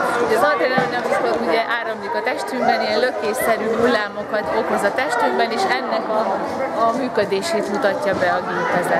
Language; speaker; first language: Hungarian; native; Hungarian